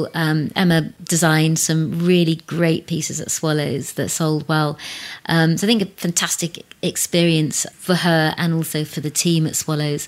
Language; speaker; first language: English; native; English